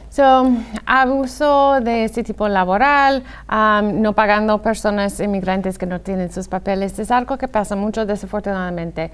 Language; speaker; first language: Spanish; non-native, fluent; English